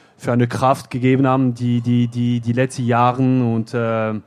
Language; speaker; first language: German; native; German